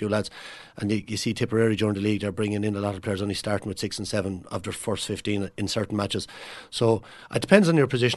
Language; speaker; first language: English; native; English